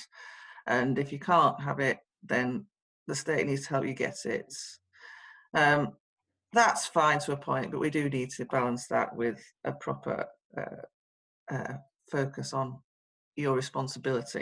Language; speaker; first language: English; native; English